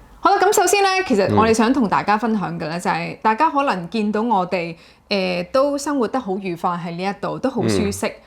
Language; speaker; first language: Cantonese; native; Cantonese